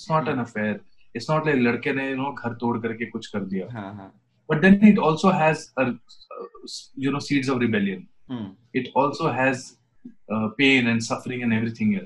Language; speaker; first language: English; non-native, local second language; Hindi